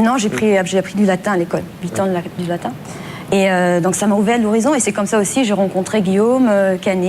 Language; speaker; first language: French; non-native, fluent; German